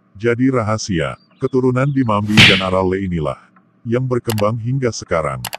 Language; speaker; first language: Indonesian; non-native, local second language; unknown